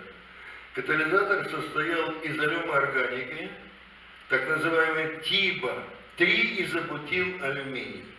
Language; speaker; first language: Russian; native; Russian